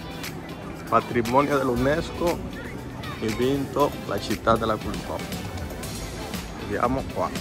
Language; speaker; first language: Italian; non-native, learner; Spanish